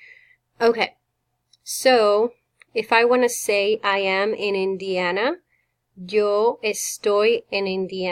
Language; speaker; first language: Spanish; non-native, fluent; English